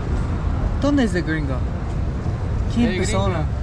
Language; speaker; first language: Spanish; non-native, learner; English